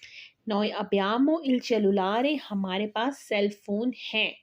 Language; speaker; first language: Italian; non-native, learner; Urdu